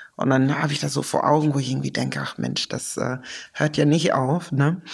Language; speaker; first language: German; native; German